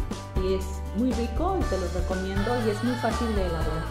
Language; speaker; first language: Spanish; native; Spanish